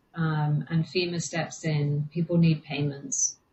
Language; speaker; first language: English; native; English